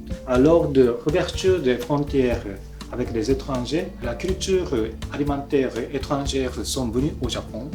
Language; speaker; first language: French; non-native, fluent; Japanese